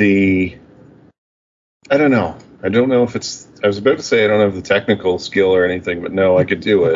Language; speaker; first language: English; native; English